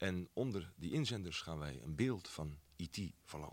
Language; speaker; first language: Dutch; native; Dutch